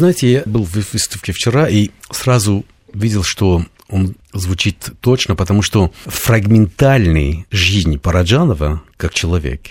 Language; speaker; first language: Russian; non-native, fluent; Armenian